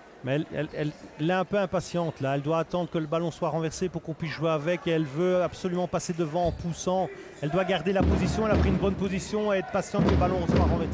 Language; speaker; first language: French; native; French